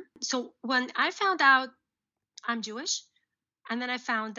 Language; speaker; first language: English; early bilingual, other home language; Uzbek